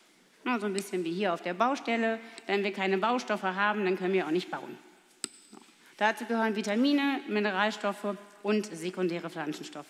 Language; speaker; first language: German; native; German